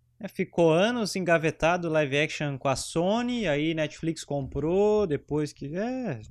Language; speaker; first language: Portuguese; native; Portuguese